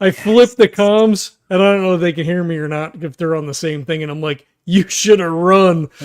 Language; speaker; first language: English; native; English